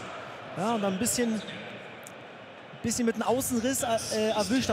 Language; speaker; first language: German; native; German